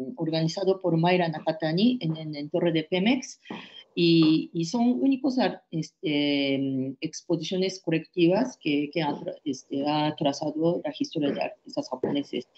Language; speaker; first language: Spanish; non-native, fluent; Japanese